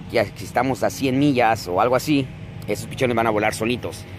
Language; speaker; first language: Spanish; native; Spanish